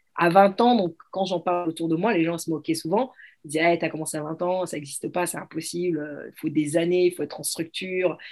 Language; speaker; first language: French; early bilingual, other home language; Arabic